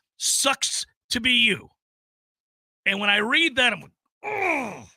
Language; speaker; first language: English; native; English